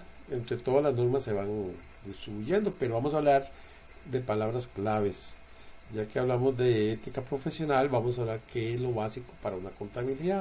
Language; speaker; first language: Spanish; native; Spanish